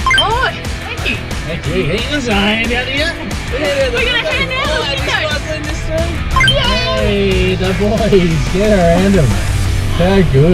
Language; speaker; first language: English; native; English